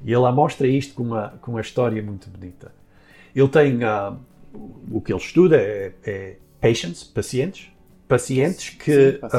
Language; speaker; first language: Portuguese; early bilingual, heritage; Portuguese